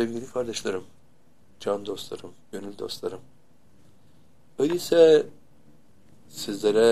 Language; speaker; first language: Turkish; native; Turkish